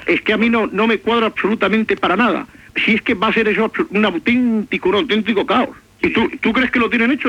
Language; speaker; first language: Spanish; native; Spanish